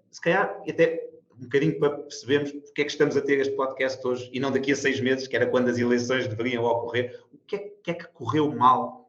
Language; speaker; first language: Portuguese; native; Portuguese